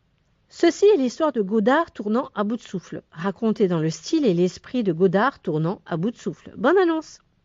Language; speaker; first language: French; native; French